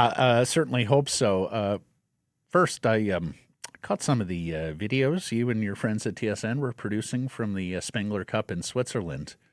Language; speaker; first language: English; native; English